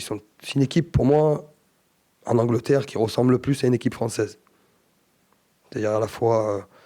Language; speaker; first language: French; native; French